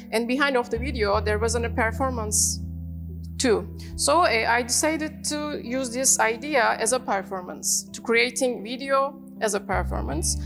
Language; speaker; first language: English; non-native, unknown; Turkish